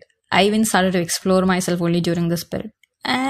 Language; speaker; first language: English; non-native, local second language; Malayalam